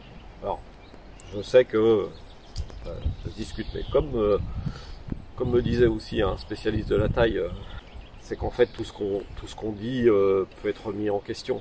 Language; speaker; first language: French; native; French